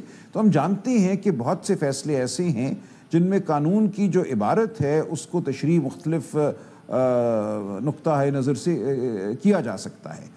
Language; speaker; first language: Urdu; native; Urdu